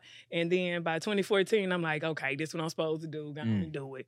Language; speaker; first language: English; native; English